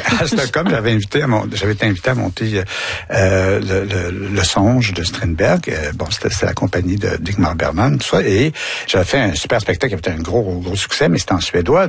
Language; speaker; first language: French; native; French